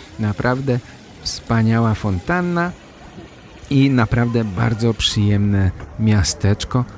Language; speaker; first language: Polish; native; Polish